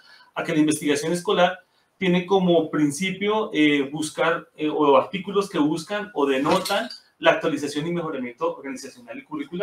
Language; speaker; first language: Spanish; native; Spanish